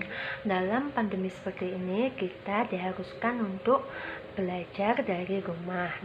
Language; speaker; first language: Indonesian; native; Indonesian